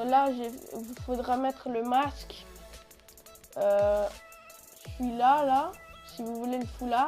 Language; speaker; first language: French; native; French